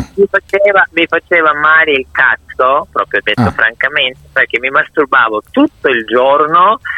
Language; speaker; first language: Italian; non-native, fluent; Turkish